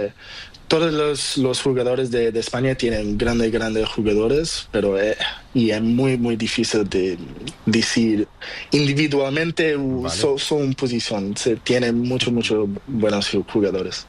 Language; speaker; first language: Spanish; non-native, learner; Portuguese